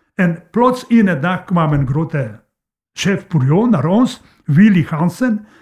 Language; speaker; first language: Dutch; non-native, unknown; Polish